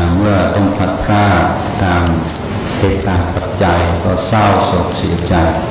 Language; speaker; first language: Thai; non-native, fluent; English